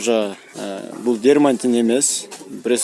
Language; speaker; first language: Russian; non-native, local second language; Kyrgyz